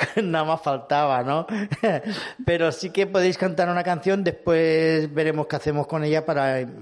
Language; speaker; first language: Spanish; non-native, local second language; Catalan